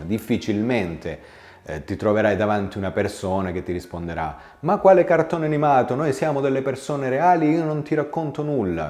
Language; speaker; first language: Italian; native; Italian